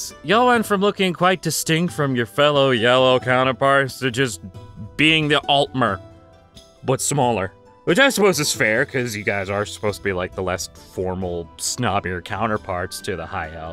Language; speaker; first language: English; native; English